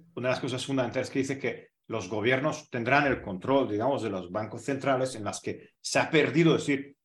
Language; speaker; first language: Spanish; non-native, fluent; Hungarian